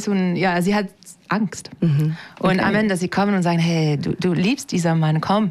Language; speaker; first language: German; non-native, fluent; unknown